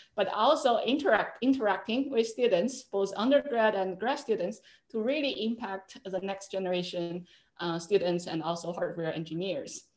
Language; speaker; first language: English; non-native, fluent; Chinese